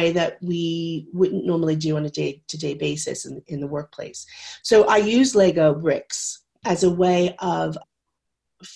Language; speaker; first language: English; native; English